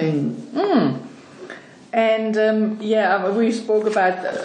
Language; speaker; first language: English; non-native, fluent; German